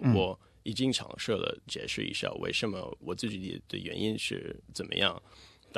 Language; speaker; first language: Chinese; non-native, fluent; English